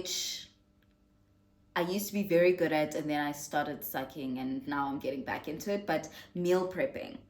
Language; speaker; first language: English; non-native, local second language; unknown